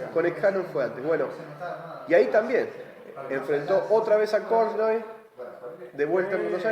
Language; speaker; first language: Spanish; native; Spanish